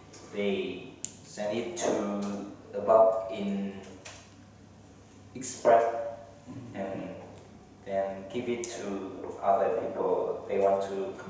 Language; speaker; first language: English; non-native, learner; Vietnamese